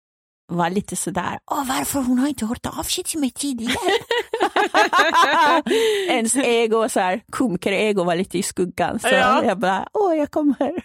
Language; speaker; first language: Swedish; non-native, fluent; Persian